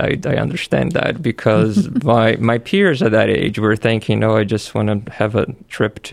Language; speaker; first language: English; non-native, fluent; Portuguese